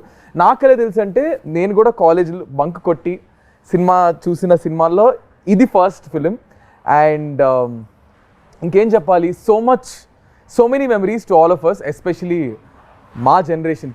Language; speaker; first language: Telugu; native; Telugu